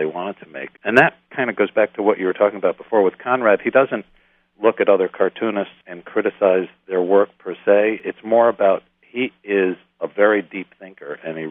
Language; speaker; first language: English; native; English